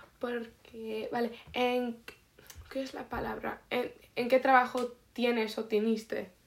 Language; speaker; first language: Spanish; early bilingual, heritage; Spanish